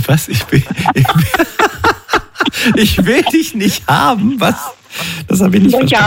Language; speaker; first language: German; native; German